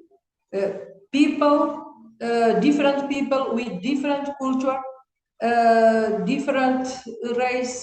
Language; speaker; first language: English; non-native, learner; Kabuverdianu